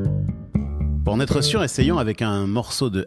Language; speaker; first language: French; native; French